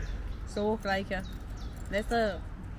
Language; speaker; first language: German; non-native, learner; Thai